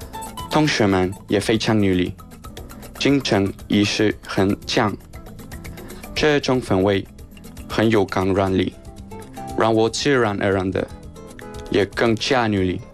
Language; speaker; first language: Chinese; non-native, fluent; Spanish